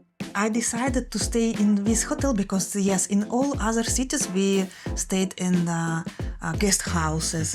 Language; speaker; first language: English; non-native, fluent; Russian